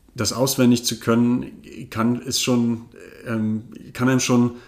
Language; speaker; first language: German; native; German